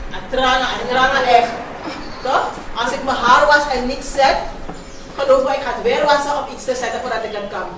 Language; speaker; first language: Dutch; native; Dutch